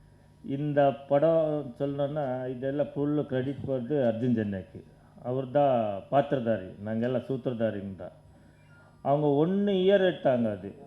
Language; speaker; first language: Tamil; non-native, learner; Kannada